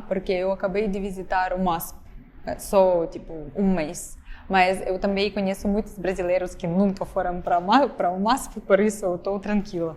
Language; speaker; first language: Portuguese; non-native, fluent; Ukrainian